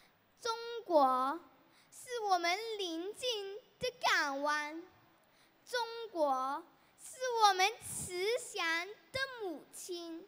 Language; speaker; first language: Chinese; early bilingual, heritage; Chinese